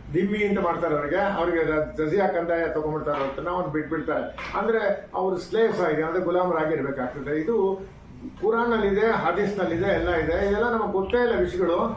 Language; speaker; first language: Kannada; native; Kannada